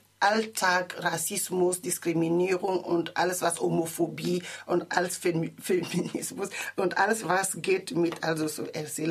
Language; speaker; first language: German; non-native, learner; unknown